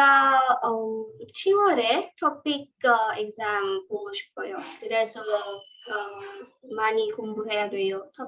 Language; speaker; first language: Korean; non-native, learner; Marathi